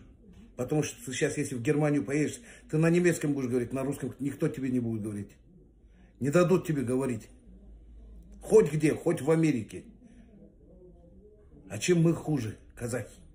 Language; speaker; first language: Russian; non-native, local second language; Kazakh